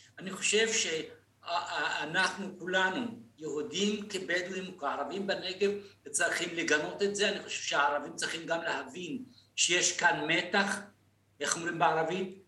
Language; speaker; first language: Hebrew; non-native, local second language; Arabic